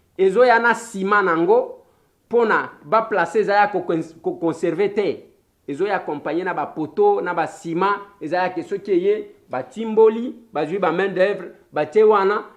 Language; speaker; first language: Lingala; non-native, local second language; Luba-Lulua